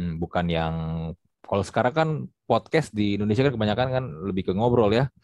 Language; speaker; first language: Indonesian; native; Indonesian